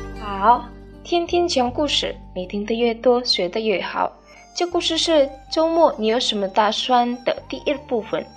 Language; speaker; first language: Chinese; non-native, fluent; Indonesian